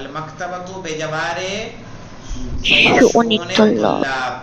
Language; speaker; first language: Arabic; non-native, fluent; Urdu